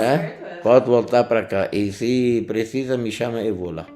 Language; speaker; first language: Portuguese; non-native, learner; Arabic